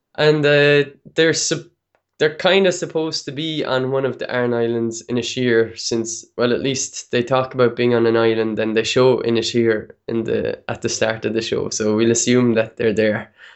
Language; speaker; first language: English; native; English